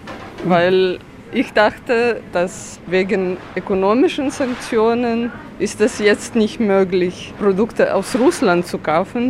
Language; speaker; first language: German; non-native, fluent; Russian